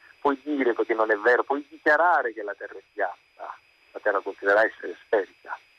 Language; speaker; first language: Italian; native; Italian